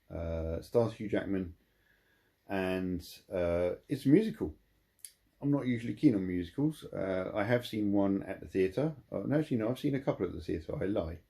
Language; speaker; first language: English; native; English